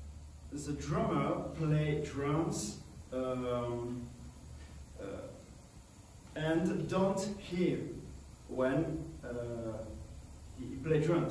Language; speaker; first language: English; non-native, learner; French